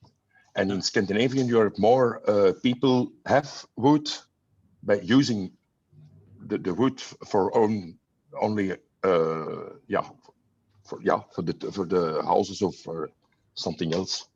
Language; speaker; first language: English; non-native, learner; Dutch